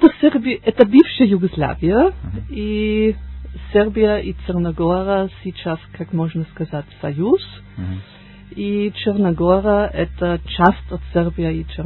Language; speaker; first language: Russian; non-native, learner; German